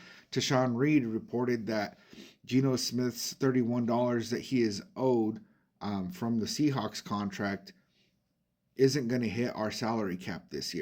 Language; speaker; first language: English; native; English